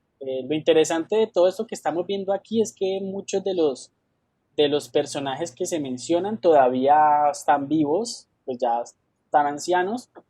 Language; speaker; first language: Spanish; native; Spanish